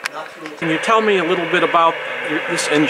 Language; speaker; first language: English; native; English